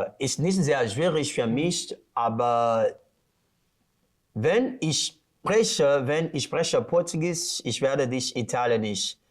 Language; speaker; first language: German; non-native, learner; Portuguese